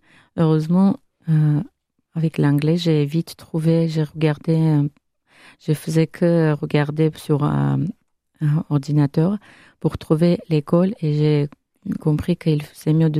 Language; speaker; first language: French; non-native, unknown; Armenian